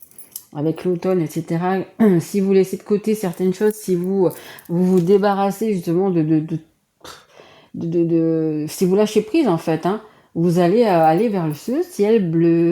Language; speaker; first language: French; native; French